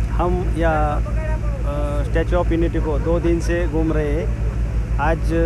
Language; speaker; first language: Hindi; non-native, local second language; Marathi